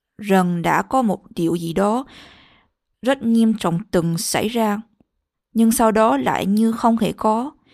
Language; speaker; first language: Vietnamese; early bilingual, heritage; Vietnamese